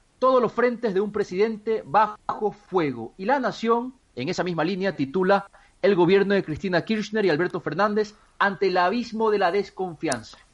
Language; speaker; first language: Spanish; native; Spanish